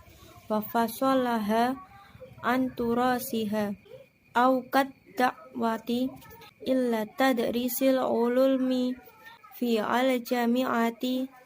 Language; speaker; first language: Arabic; non-native, learner; Indonesian